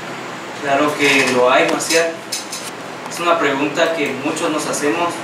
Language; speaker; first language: Spanish; native; Spanish